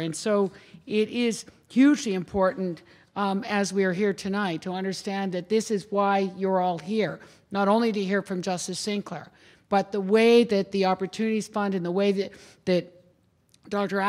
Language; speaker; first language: English; native; English